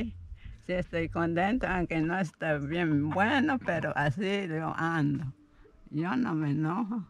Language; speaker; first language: Spanish; non-native, local second language; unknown